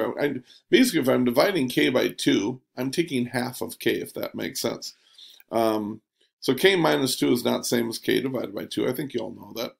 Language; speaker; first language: English; native; English